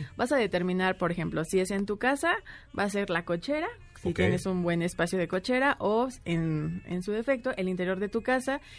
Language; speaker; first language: Spanish; native; Spanish